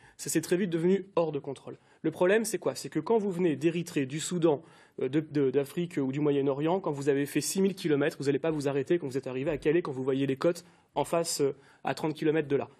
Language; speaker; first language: French; native; French